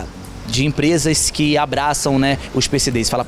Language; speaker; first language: Portuguese; native; Portuguese